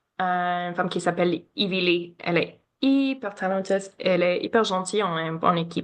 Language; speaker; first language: French; non-native, learner; English